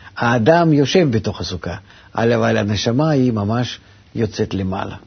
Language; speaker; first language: Hebrew; non-native, fluent; Russian